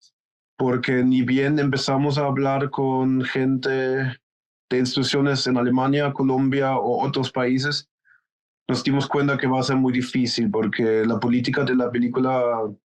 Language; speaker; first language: Spanish; non-native, fluent; German